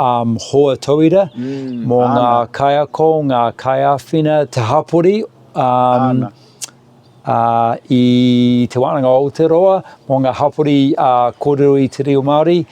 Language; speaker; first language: Māori; non-native, local second language; English